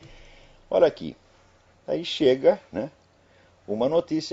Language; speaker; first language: Portuguese; native; Portuguese